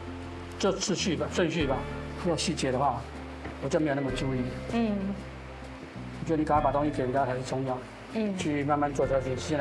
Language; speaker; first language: Chinese; native; Chinese